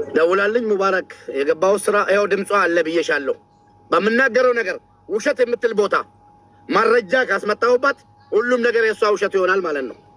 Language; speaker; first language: Amharic; non-native, local second language; Oromo